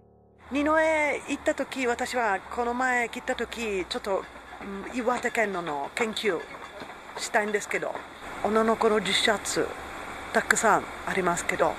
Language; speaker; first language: Japanese; non-native, learner; Italian